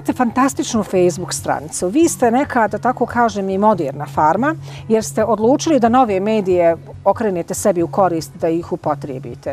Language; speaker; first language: Croatian; native; Croatian